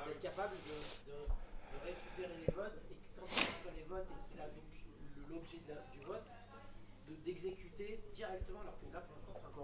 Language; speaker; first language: French; native; French